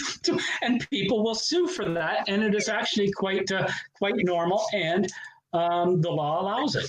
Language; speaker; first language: English; native; English